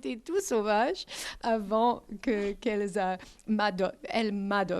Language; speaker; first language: French; non-native, fluent; English